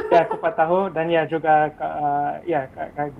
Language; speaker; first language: Indonesian; non-native, fluent; English